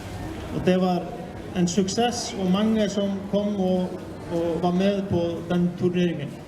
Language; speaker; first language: Danish; non-native, fluent; Icelandic